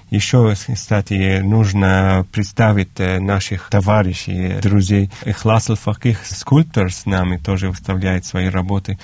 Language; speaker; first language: Russian; non-native, fluent; Arabic